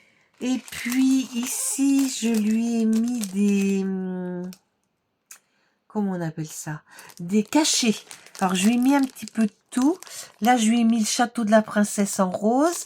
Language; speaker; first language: French; native; French